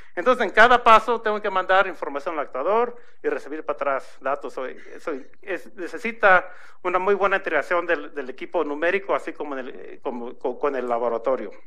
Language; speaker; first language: Spanish; early bilingual, heritage; Spanish